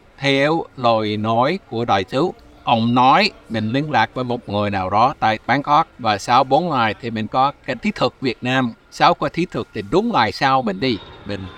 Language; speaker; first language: Vietnamese; non-native, fluent; English